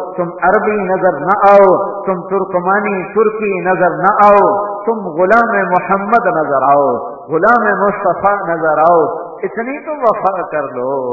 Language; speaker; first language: Urdu; non-native, local second language; Punjabi